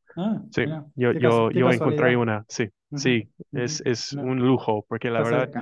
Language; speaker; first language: Spanish; non-native, fluent; English